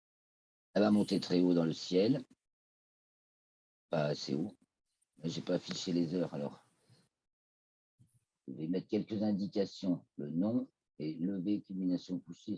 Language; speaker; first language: French; native; French